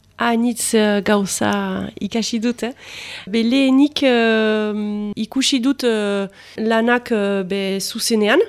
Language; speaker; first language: Basque; non-native, local second language; French